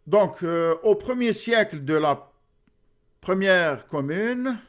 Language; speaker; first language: French; non-native, local second language; Arabic